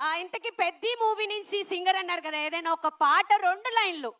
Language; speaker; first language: Telugu; native; Telugu